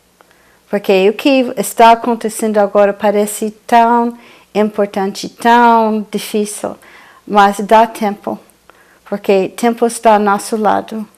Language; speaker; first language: Portuguese; non-native, fluent; English